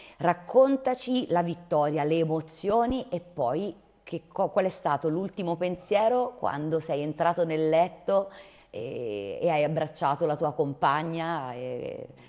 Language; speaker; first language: Italian; native; Italian